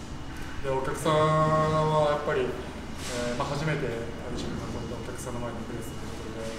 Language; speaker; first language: Japanese; native; Japanese